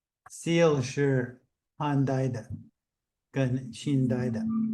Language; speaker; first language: Chinese; non-native, fluent; English